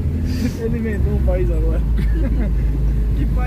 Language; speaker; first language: Portuguese; native; Portuguese